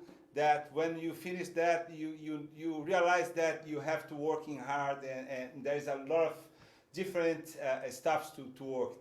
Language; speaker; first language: English; non-native, fluent; Portuguese